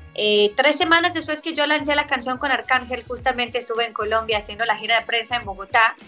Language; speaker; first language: Spanish; non-native, fluent; Hebrew